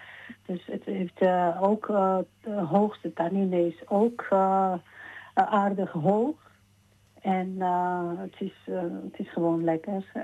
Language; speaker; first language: Dutch; non-native, fluent; Georgian